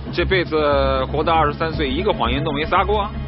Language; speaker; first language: Chinese; native; Chinese